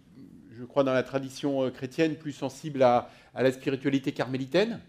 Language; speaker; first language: French; native; French